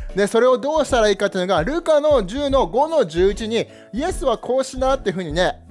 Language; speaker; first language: Japanese; early bilingual, other home language; English